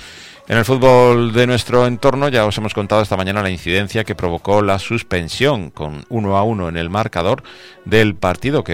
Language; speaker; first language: Spanish; native; Spanish